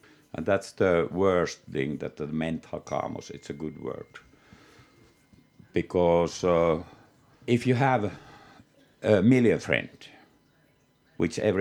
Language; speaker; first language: English; non-native, learner; Finnish